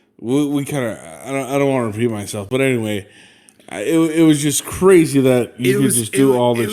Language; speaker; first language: English; native; English